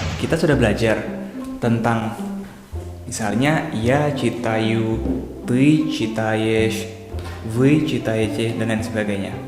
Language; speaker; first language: Indonesian; native; Indonesian